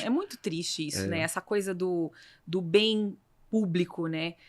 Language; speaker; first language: Portuguese; native; Portuguese